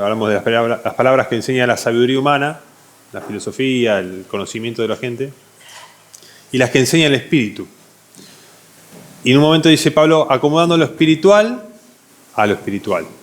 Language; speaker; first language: Spanish; native; Spanish